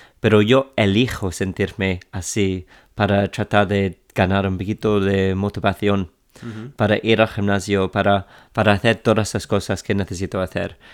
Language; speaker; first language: Spanish; non-native, fluent; English